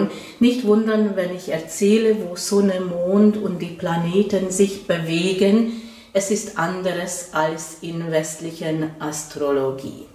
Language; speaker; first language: German; non-native, fluent; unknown